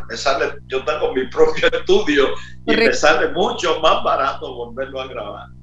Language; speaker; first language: Spanish; native; Spanish